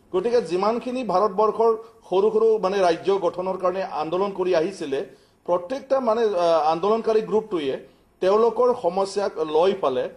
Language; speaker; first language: Assamese; non-native, local second language; Bodo